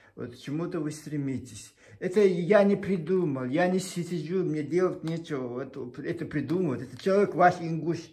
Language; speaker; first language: Russian; non-native, local second language; Chechen